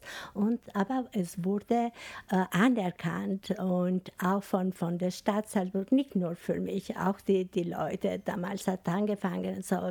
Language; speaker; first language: German; non-native, fluent; Albanian